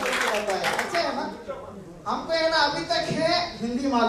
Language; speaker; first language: Hindi; non-native, local second language; Tamil